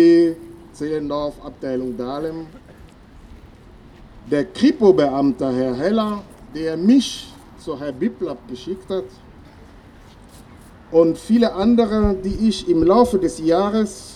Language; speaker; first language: German; non-native, fluent; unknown